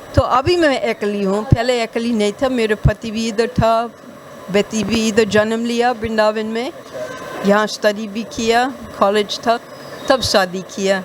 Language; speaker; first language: Hindi; non-native, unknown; English